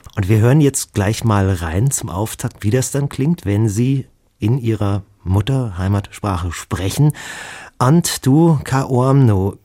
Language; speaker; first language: German; native; German